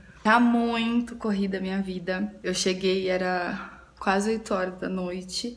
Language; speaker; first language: Portuguese; native; Portuguese